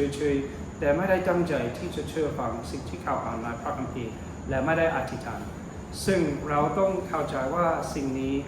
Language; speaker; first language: Thai; non-native, fluent; English